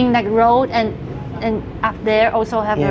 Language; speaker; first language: English; non-native, fluent; Chinese